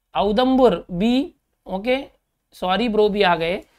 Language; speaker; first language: Hindi; native; Hindi